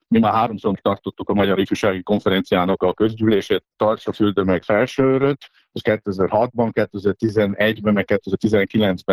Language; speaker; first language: Hungarian; native; Hungarian